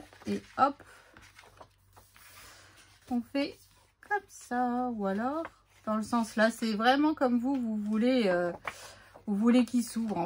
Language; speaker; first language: French; native; French